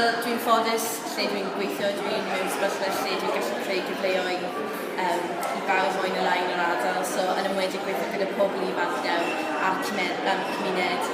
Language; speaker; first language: Welsh; non-native, local second language; English